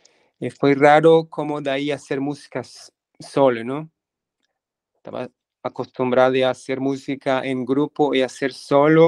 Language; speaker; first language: Spanish; non-native, fluent; Portuguese